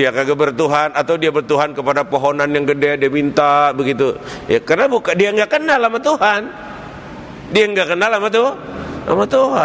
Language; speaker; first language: Indonesian; native; Indonesian